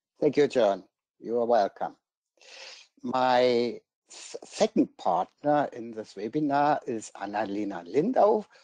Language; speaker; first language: English; non-native, fluent; German